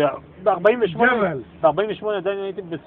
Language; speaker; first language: Hebrew; native; Hebrew